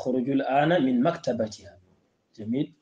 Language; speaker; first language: Arabic; non-native, fluent; Fula